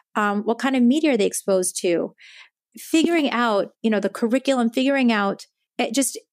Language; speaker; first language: English; early bilingual, other home language; Japanese